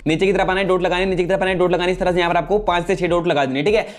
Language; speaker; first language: Hindi; native; Hindi